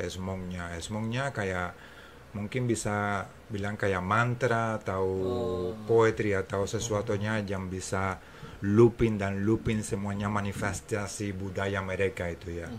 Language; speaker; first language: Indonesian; non-native, fluent; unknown